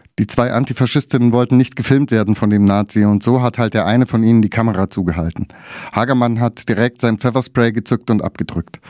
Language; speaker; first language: German; native; German